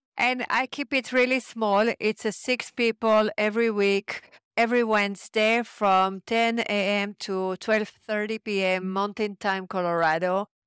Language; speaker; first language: English; non-native, fluent; French